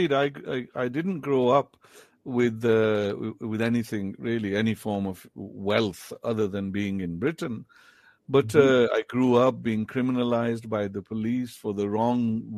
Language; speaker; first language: English; non-native, local second language; Pahari-Potwari